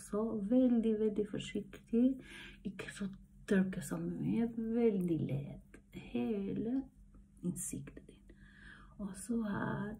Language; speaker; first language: Swedish; non-native, learner; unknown